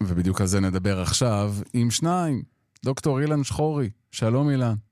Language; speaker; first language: Hebrew; native; Hebrew